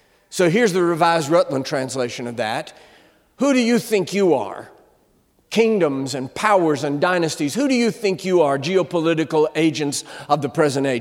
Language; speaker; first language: English; native; English